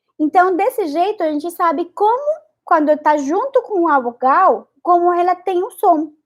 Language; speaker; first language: Portuguese; non-native, fluent; Spanish